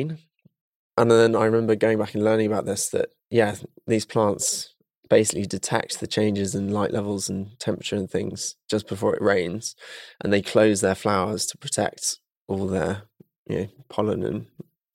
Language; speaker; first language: English; native; English